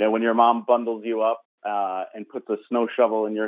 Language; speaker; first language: English; native; English